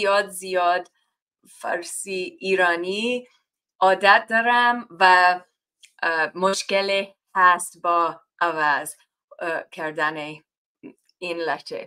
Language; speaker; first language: Persian; non-native, fluent; English